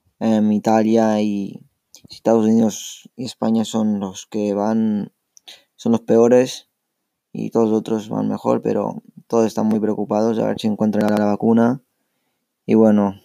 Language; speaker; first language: Spanish; early bilingual, other home language; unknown